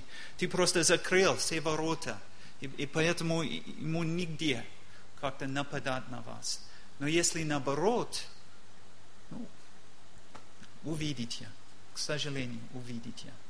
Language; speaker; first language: Russian; non-native, learner; English